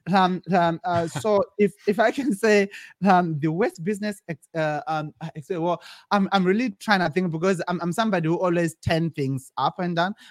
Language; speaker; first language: English; non-native, local second language; Shona